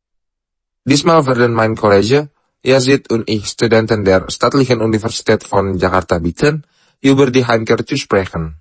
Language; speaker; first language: German; non-native, fluent; Indonesian